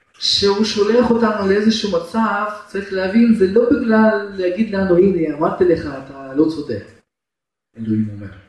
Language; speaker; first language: Hebrew; non-native, fluent; Russian